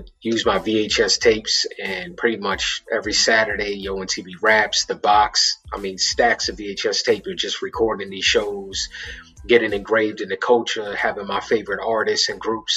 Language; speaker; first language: English; native; English